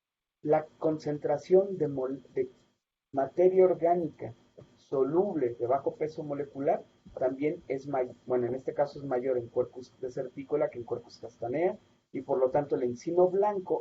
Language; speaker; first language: Spanish; native; Spanish